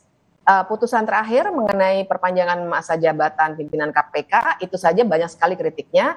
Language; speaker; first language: Indonesian; native; Indonesian